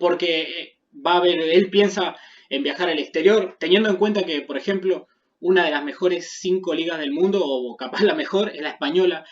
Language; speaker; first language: Spanish; native; Spanish